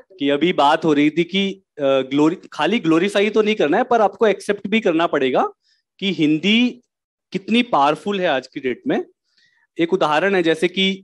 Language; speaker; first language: Hindi; native; Hindi